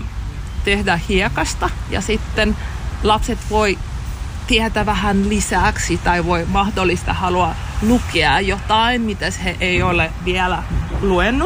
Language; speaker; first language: Finnish; non-native, learner; Russian